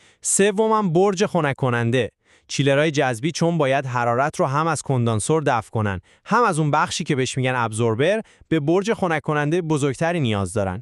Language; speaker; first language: Persian; native; Persian